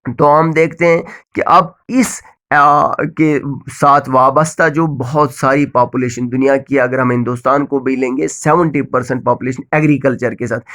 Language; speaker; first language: Urdu; non-native, local second language; Kashmiri